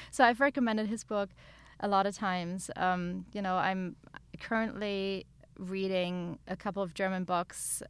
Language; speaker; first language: English; non-native, fluent; German